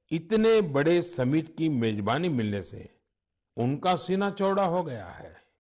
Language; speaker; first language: Hindi; native; Hindi